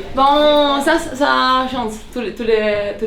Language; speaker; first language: French; early bilingual, heritage; Dutch